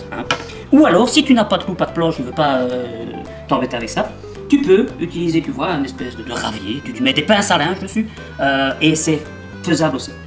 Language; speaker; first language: French; native; French